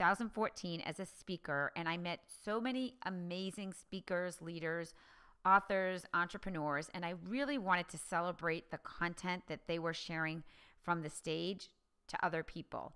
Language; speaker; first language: English; native; English